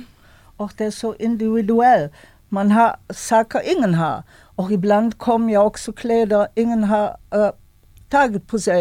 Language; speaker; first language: Swedish; non-native, fluent; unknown